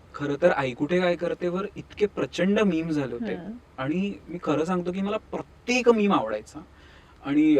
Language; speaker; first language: Marathi; native; Marathi